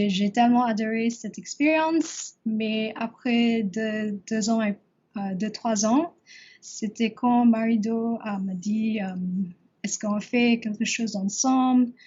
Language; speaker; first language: French; non-native, learner; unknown